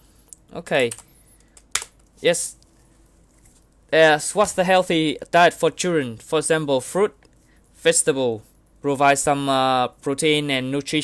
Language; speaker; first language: English; non-native, learner; Vietnamese